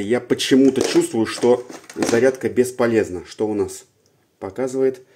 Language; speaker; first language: Russian; native; Russian